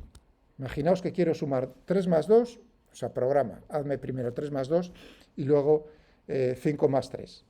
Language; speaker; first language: Spanish; native; Spanish